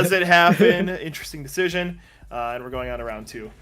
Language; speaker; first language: English; native; English